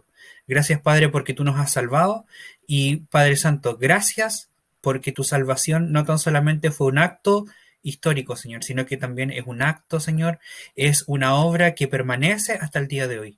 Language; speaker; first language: Spanish; native; Spanish